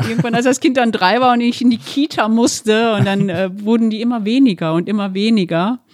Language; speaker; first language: German; early bilingual, other home language; Turkish